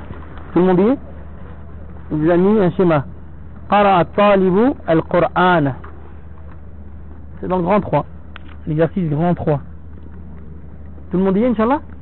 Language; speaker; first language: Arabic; non-native, fluent; French